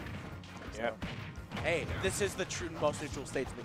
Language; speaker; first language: English; native; English